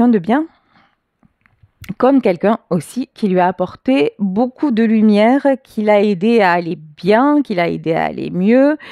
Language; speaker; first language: French; native; French